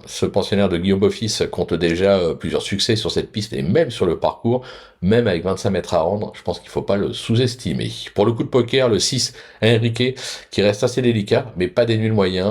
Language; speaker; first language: French; native; French